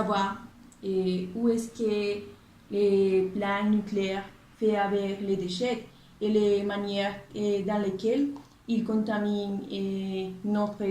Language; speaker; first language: French; non-native, learner; Spanish